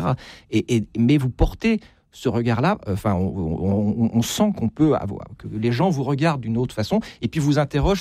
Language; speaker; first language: French; native; French